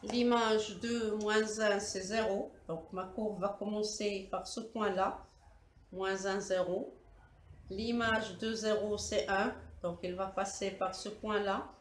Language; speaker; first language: French; non-native, local second language; Arabic